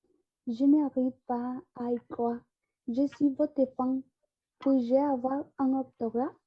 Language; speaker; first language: French; non-native, learner; Spanish